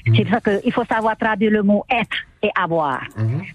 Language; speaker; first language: French; native; French